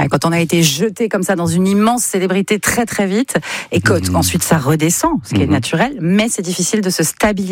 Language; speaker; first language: French; native; French